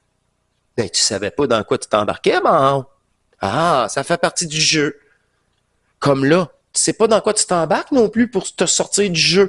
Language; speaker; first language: French; native; French